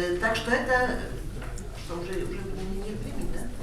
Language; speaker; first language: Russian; non-native, fluent; Polish